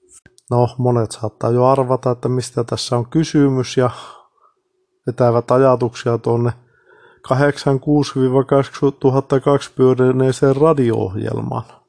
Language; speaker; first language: Finnish; native; Finnish